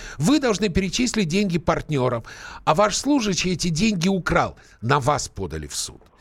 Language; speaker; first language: Russian; native; Russian